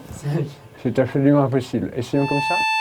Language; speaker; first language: French; native; French